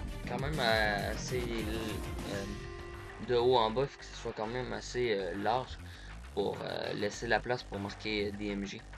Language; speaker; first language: French; native; French